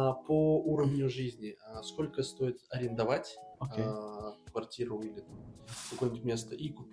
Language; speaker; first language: Russian; native; Russian